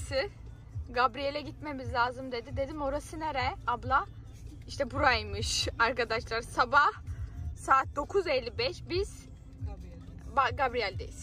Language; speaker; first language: Turkish; early bilingual, heritage; Turkish